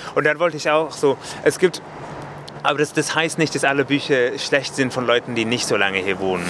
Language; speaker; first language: German; non-native, fluent; English